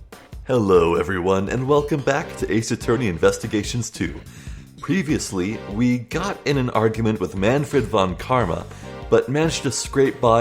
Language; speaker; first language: English; native; English